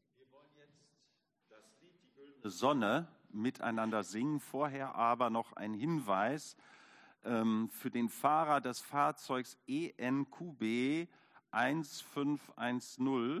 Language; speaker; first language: German; native; German